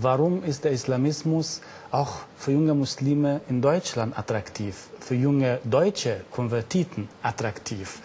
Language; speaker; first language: German; non-native, fluent; Arabic